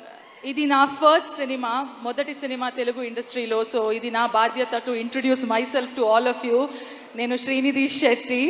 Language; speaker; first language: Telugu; non-native, local second language; Kannada